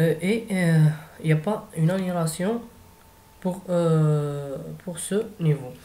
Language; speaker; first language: French; non-native, fluent; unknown